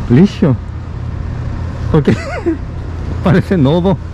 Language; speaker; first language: Portuguese; non-native, learner; Korean